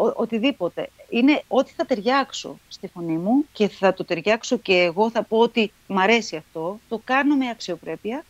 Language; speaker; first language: Greek; native; Greek